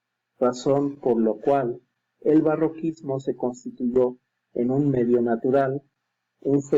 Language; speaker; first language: Spanish; native; Spanish